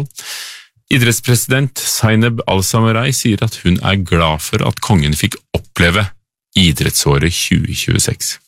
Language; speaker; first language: Norwegian; native; Norwegian